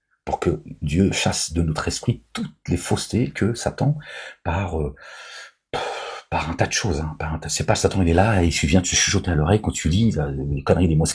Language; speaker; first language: French; native; French